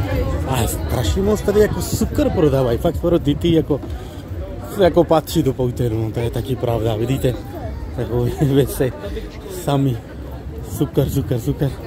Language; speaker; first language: Czech; non-native, learner; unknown